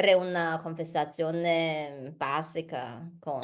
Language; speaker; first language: Italian; non-native, learner; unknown